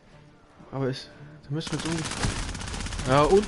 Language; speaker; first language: German; native; German